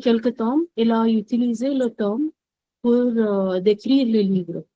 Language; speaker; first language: French; non-native, learner; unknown